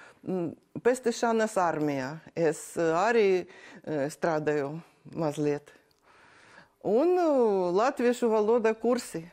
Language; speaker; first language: Latvian; non-native, learner; Ukrainian